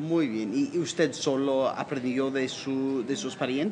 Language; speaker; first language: Spanish; non-native, learner; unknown